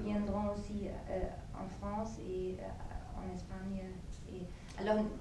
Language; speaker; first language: French; non-native, fluent; German